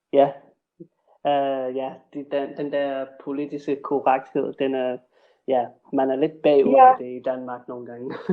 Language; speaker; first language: Danish; non-native, fluent; English